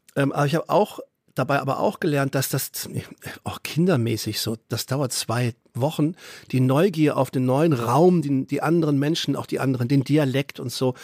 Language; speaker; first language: German; native; German